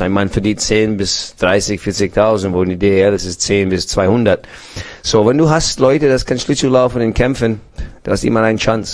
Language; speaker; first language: German; non-native, fluent; English